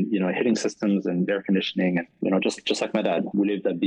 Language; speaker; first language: English; non-native, fluent; French